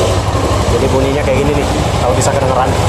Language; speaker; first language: Indonesian; native; Indonesian